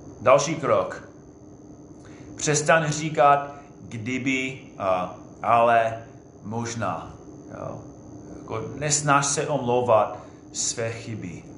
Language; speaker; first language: Czech; non-native, fluent; English